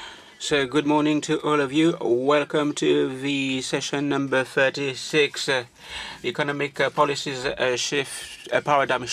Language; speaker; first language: English; non-native, fluent; French